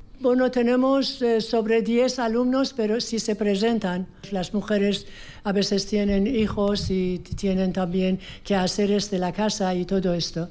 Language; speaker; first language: Spanish; non-native, fluent; Persian